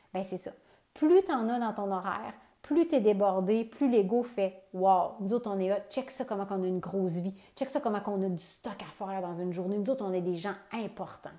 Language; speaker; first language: French; native; French